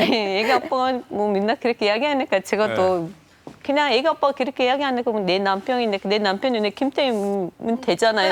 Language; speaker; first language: Korean; non-native, fluent; Mongolian